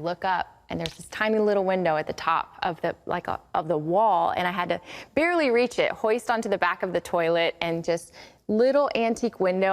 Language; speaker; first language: English; native; English